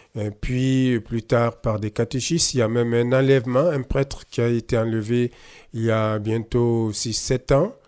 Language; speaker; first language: French; non-native, local second language; Mossi